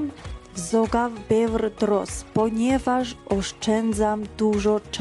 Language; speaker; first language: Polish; non-native, fluent; Georgian